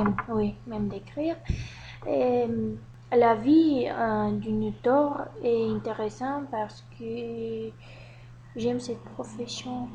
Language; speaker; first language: French; non-native, learner; Bulgarian